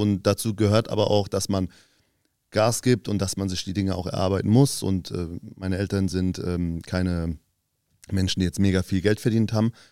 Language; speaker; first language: German; early bilingual, other home language; Turkish